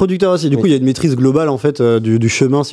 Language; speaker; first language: French; native; French